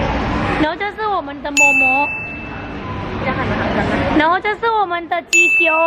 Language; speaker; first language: Chinese; non-native, fluent; Thai